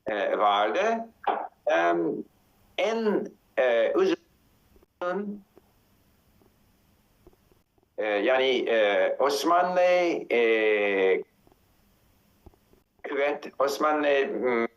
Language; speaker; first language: Turkish; non-native, learner; English